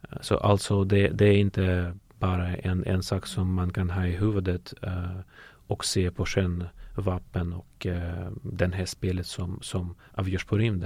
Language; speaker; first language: Swedish; non-native, fluent; Russian